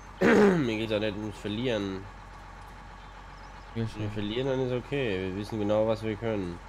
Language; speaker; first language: German; native; German